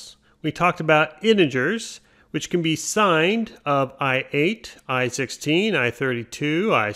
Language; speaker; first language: English; native; English